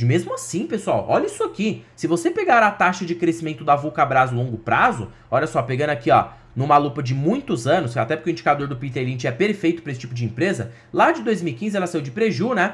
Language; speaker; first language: Portuguese; native; Portuguese